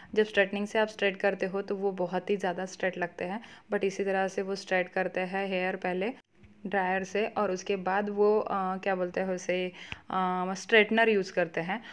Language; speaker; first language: Hindi; non-native, local second language; Marathi